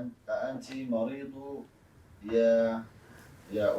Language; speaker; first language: Arabic; non-native, learner; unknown